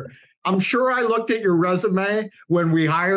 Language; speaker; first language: English; native; English